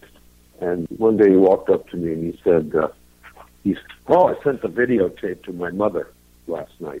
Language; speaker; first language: English; native; English